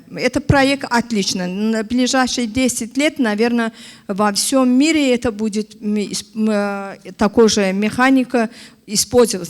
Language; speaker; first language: Russian; non-native, learner; Azerbaijani